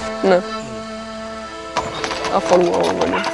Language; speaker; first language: Hungarian; non-native, learner; German